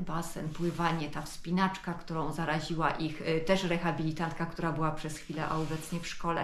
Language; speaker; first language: Polish; native; Polish